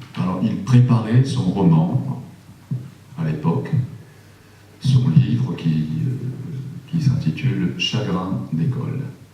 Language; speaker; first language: French; non-native, fluent; Japanese